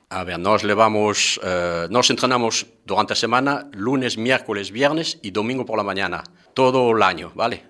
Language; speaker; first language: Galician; non-native, fluent; French